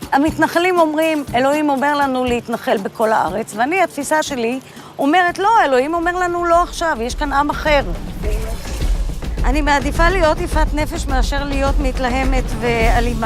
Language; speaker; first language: Hebrew; native; Hebrew